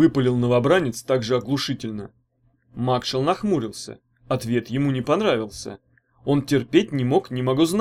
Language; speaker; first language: Russian; native; Russian